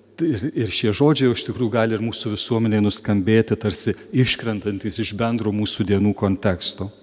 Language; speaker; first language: Lithuanian; native; Lithuanian